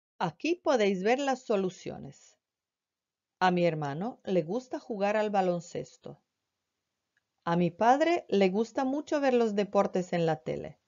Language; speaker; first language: Spanish; non-native, fluent; Croatian